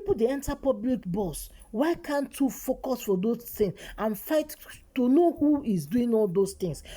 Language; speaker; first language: Nigerian Pidgin; non-native, local second language; Igbo